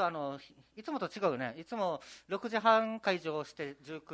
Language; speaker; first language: Japanese; native; Japanese